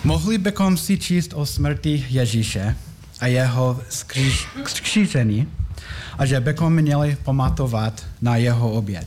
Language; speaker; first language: Czech; non-native, learner; English